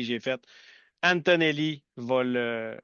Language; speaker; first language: French; native; French